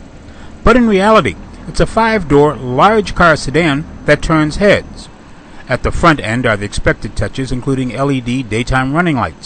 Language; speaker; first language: English; native; English